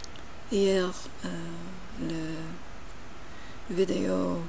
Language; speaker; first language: French; non-native, learner; English